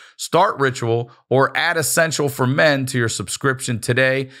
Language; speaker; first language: English; native; English